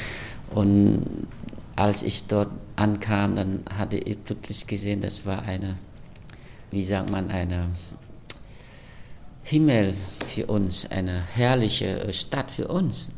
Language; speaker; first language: German; non-native, fluent; Khmer